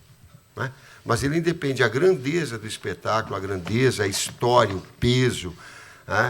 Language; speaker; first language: Portuguese; native; Portuguese